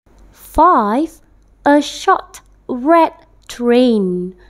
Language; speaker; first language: English; non-native, local second language; Malay